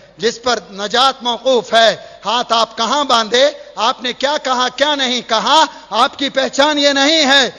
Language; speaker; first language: Urdu; native; Urdu